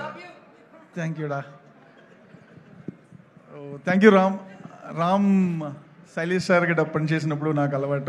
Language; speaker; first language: Telugu; non-native, learner; Tamil